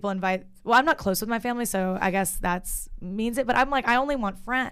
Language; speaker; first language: English; native; English